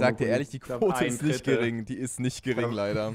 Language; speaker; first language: German; native; German